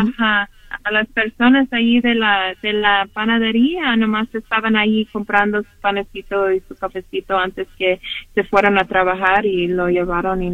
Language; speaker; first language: Spanish; early bilingual, heritage; Spanish